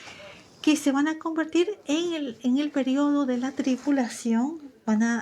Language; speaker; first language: Spanish; native; Spanish